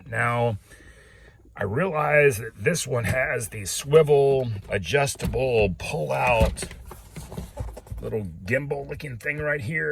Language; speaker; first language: English; native; English